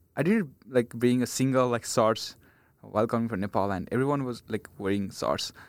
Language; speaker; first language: English; non-native, local second language; Nepali